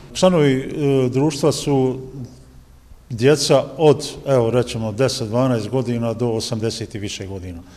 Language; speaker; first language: Croatian; native; Croatian